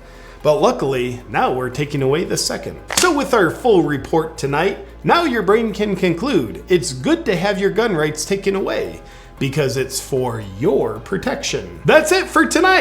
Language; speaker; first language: English; native; English